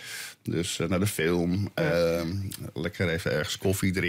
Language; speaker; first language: Dutch; native; Dutch